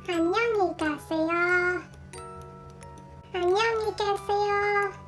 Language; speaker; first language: Korean; non-native, learner; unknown